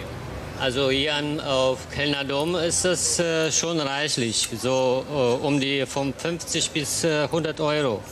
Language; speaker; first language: German; non-native, fluent; Polish